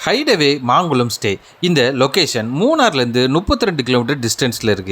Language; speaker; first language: Tamil; native; Tamil